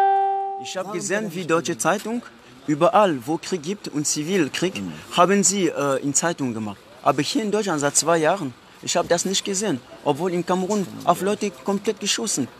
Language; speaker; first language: German; non-native, fluent; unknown